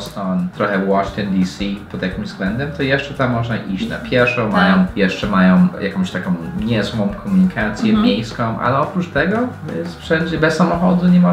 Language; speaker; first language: Polish; non-native, fluent; English